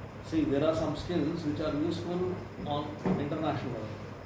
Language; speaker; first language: English; non-native, local second language; Telugu